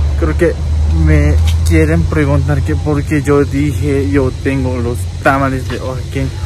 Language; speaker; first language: Spanish; non-native, learner; Japanese